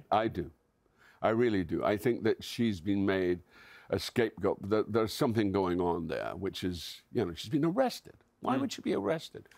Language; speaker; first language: English; native; English